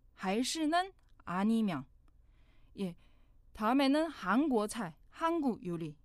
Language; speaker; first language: Korean; non-native, fluent; Chinese